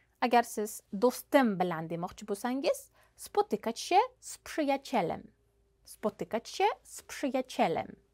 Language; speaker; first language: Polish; non-native, fluent; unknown